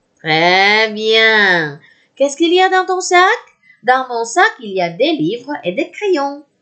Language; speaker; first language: French; non-native, fluent; Indonesian